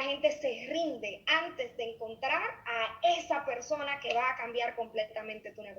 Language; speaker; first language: Spanish; native; Spanish